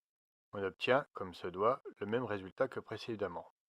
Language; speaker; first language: French; native; French